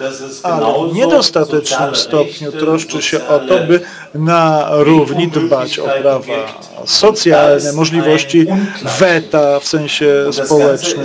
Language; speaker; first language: Polish; native; Polish